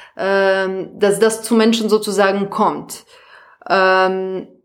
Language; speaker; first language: German; non-native, fluent; Serbian